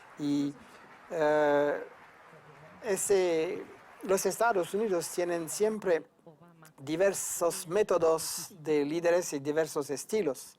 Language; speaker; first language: Spanish; non-native, fluent; French